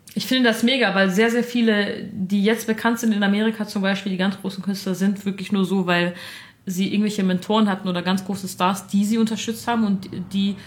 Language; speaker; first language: German; early bilingual, other home language; Armenian